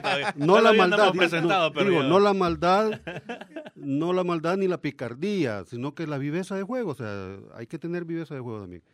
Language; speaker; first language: Spanish; native; Spanish